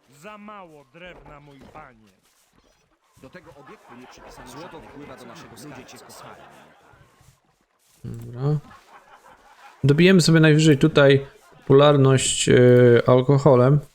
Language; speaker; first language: Polish; native; Polish